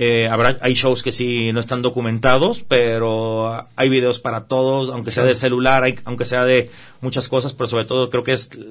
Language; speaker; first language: Spanish; native; Spanish